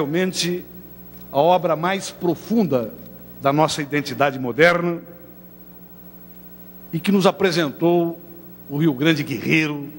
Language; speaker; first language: Portuguese; native; Portuguese